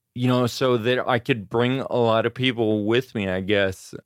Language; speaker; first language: English; native; English